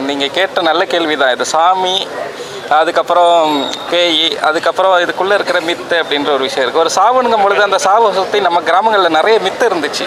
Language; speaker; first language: Tamil; native; Tamil